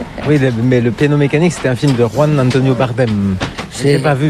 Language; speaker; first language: French; native; French